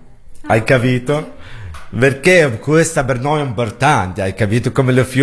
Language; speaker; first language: Italian; non-native, learner; Arabic